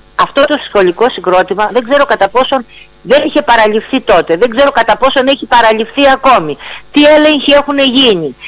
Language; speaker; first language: Greek; native; Greek